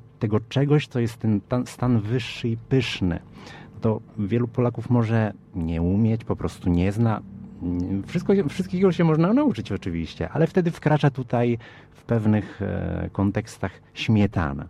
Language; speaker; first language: Polish; early bilingual, heritage; Polish